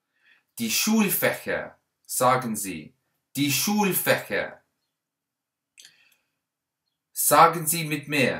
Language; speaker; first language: German; non-native, learner; English